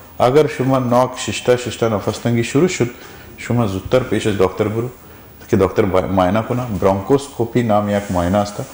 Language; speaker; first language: Persian; non-native, learner; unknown